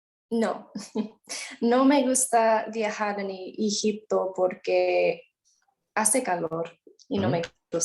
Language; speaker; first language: Spanish; non-native, learner; English